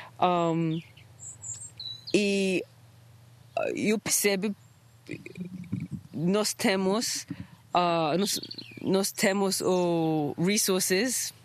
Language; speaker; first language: Portuguese; non-native, learner; English